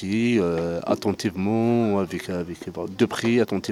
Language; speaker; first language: French; non-native, fluent; Arabic